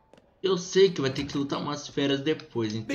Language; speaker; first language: Portuguese; native; Portuguese